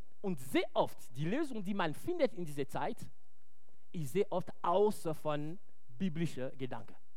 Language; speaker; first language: German; non-native, fluent; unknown